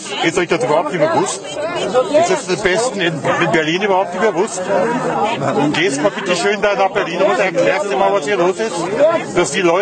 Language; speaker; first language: German; native; German